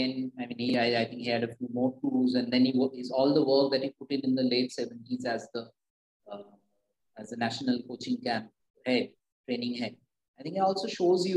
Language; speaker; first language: English; non-native, local second language; Bangla